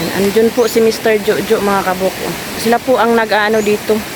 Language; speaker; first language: Filipino; non-native, local second language; Cebuano